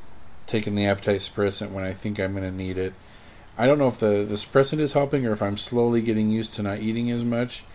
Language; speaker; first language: English; native; English